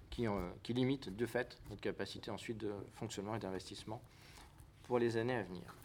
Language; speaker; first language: French; native; French